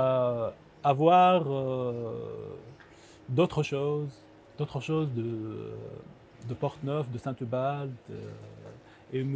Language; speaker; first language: French; non-native, local second language; Arabic